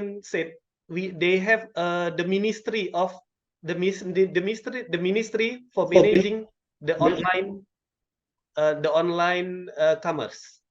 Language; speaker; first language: English; non-native, local second language; Indonesian